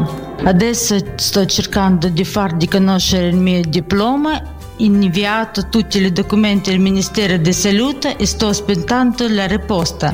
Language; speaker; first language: Italian; non-native, fluent; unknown